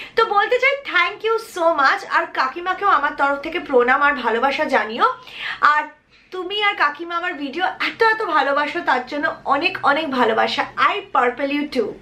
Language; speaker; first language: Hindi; non-native, local second language; Bangla